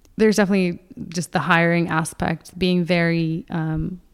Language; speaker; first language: English; non-native, fluent; Spanish